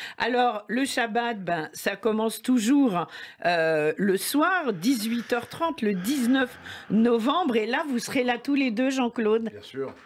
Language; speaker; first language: French; native; French